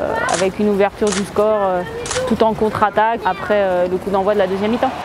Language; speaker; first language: French; native; French